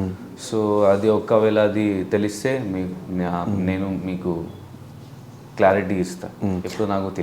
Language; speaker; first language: Telugu; non-native, local second language; Urdu